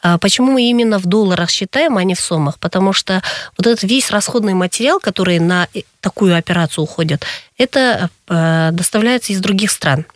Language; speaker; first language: Russian; non-native, local second language; Kyrgyz